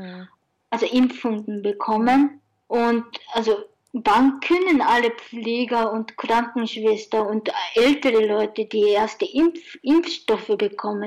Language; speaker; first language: German; non-native, learner; Japanese